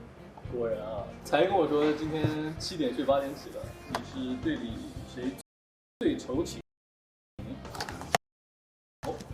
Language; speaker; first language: Chinese; native; Chinese